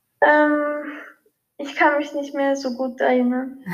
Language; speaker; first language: German; early bilingual, other home language; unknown